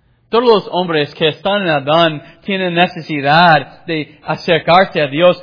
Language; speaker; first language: Spanish; non-native, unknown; English